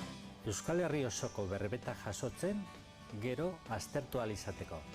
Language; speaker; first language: Basque; native; Basque